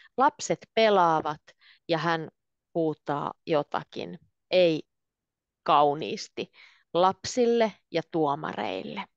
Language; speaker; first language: Finnish; native; Finnish